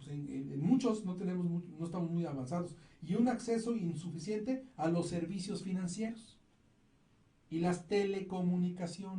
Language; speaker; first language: Spanish; native; Spanish